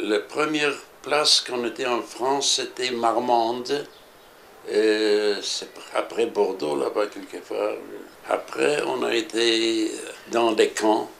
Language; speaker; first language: French; early bilingual, other home language; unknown